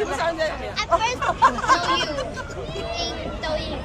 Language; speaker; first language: English; non-native, learner; Chinese